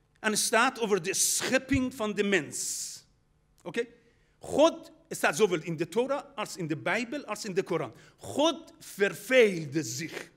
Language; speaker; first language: Dutch; non-native, fluent; Persian